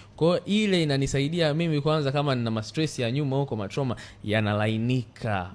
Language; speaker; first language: Swahili; native; Swahili